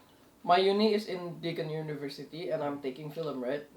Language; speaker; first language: English; non-native, local second language; Indonesian